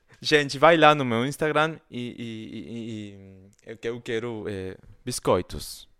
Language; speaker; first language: Portuguese; non-native, fluent; Spanish